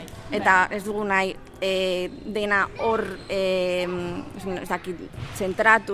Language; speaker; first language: Basque; non-native, local second language; Spanish